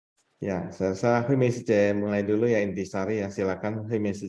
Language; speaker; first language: Indonesian; native; Indonesian